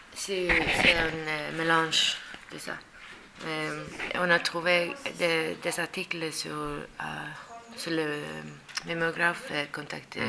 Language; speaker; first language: French; non-native, learner; Norwegian